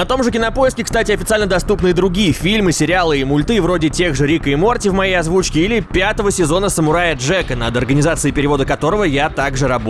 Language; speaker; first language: Russian; native; Russian